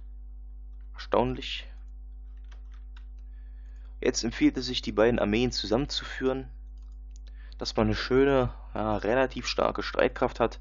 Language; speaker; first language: German; native; German